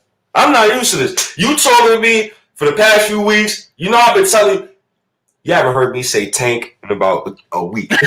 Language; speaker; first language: English; native; English